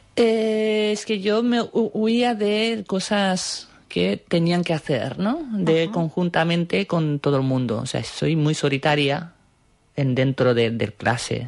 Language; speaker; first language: Spanish; non-native, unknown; Japanese